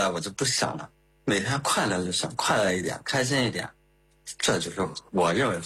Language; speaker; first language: Chinese; native; Chinese